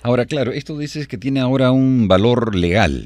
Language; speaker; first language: Spanish; native; Spanish